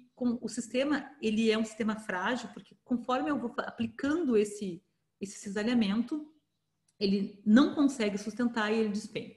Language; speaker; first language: Portuguese; native; Portuguese